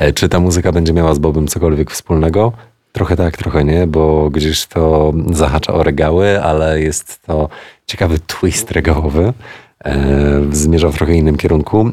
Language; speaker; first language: Polish; native; Polish